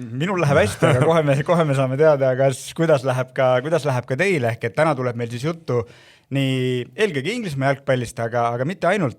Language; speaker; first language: Estonian; native; Estonian